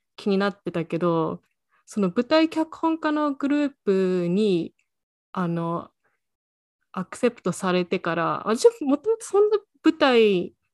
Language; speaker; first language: Japanese; early bilingual, heritage; Japanese